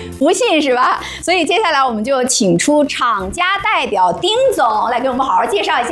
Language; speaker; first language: Chinese; native; Chinese